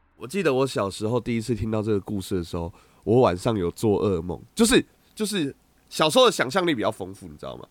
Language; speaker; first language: Chinese; native; Chinese